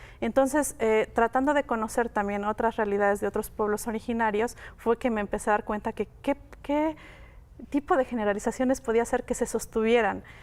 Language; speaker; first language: Spanish; non-native, local second language; Mixtepec Mixtec